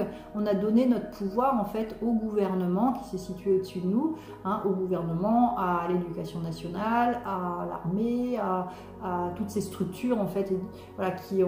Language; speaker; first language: French; native; French